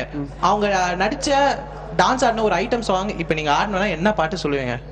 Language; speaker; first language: Tamil; native; Tamil